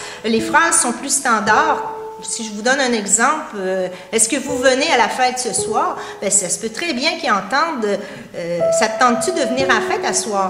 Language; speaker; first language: French; native; French